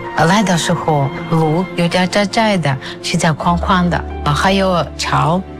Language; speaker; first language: Chinese; non-native, fluent; Russian